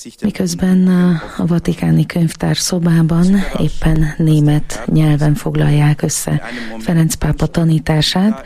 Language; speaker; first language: Hungarian; native; Hungarian